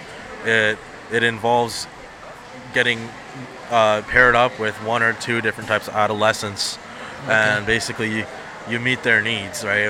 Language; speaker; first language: English; non-native, fluent; Punjabi